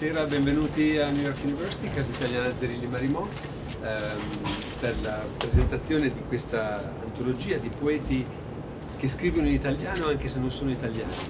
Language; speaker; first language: Italian; native; Italian